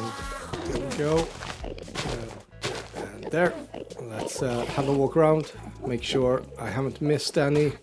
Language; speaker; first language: English; native; English